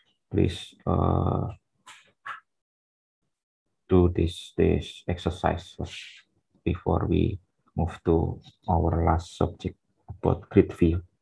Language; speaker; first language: English; non-native, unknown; Indonesian